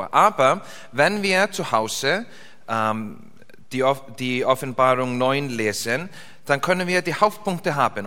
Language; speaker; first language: German; non-native, learner; English